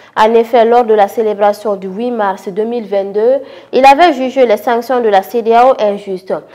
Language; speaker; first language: French; non-native, local second language; Bambara